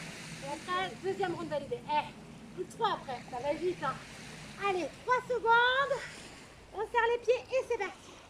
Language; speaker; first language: French; native; French